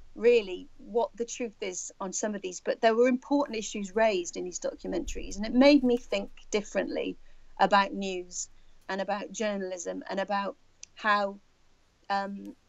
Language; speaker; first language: English; native; English